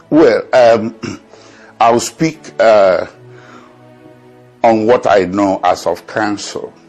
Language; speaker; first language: English; non-native, local second language; Igbo